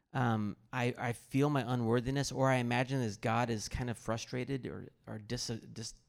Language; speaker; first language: English; native; English